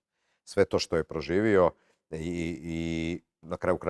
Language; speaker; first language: Croatian; native; Croatian